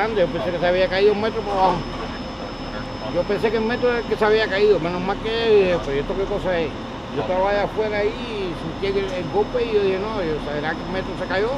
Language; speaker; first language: Spanish; native; Spanish